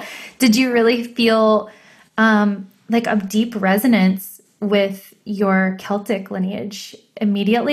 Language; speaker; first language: English; native; English